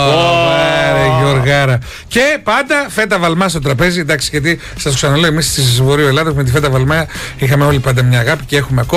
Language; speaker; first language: Greek; native; Greek